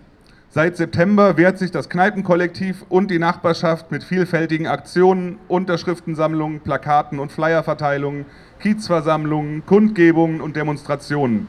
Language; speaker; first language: German; native; German